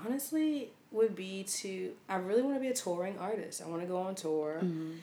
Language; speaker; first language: English; native; English